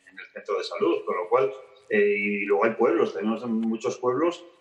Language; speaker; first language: Spanish; native; Spanish